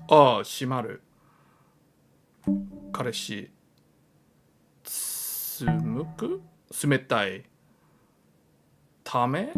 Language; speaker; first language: Japanese; non-native, learner; English